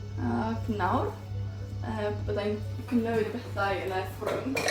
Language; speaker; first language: Welsh; non-native, learner; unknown